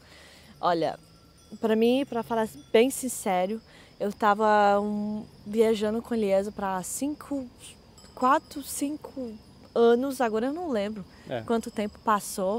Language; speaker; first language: Portuguese; non-native, fluent; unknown